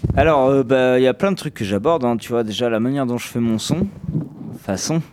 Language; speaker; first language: French; native; French